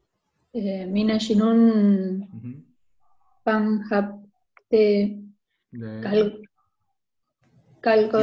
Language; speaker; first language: Korean; non-native, learner; Spanish